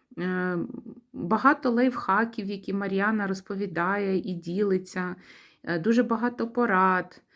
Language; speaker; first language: Ukrainian; native; Ukrainian